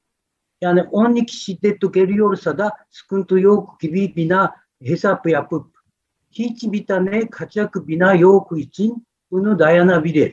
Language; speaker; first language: Turkish; non-native, fluent; Japanese